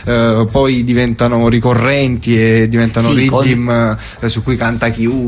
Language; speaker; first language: Italian; native; Italian